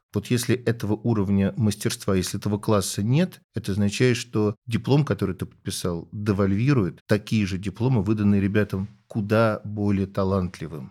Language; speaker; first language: Russian; native; Russian